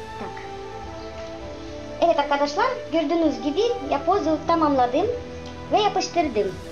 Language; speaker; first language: Turkish; non-native, learner; Russian